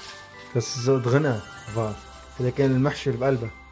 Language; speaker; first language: German; non-native, learner; Arabic